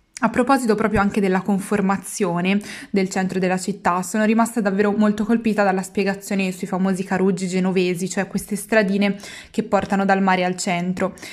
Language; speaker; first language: Italian; native; Italian